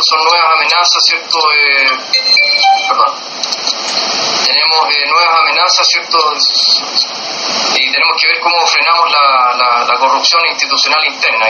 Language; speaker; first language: Spanish; native; Spanish